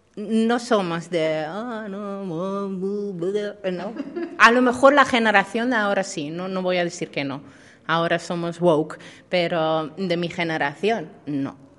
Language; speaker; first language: Spanish; non-native, fluent; Dutch